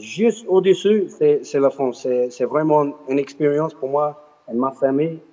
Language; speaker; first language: French; non-native, learner; English